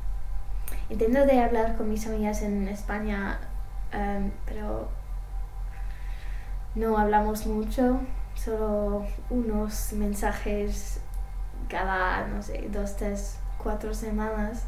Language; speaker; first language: Spanish; non-native, learner; English